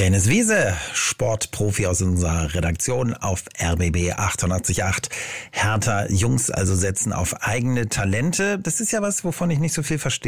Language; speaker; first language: German; native; German